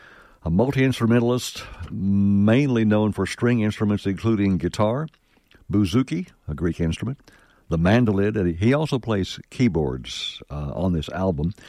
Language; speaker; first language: English; native; English